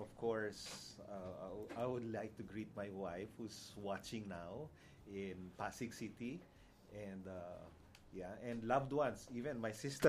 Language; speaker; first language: English; non-native, local second language; Filipino